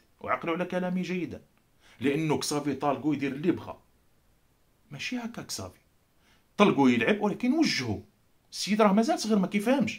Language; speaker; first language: Arabic; native; Arabic